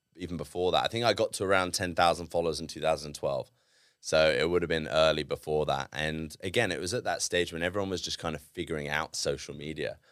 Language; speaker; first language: English; native; English